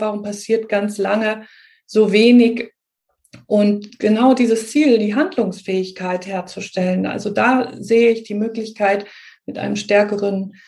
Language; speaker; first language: German; native; German